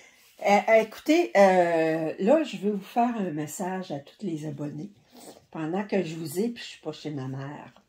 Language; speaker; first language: French; native; French